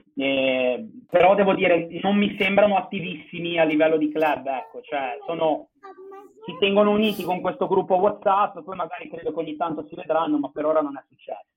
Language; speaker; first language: Italian; native; Italian